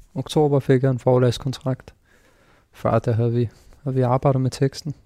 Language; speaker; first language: Danish; early bilingual, other home language; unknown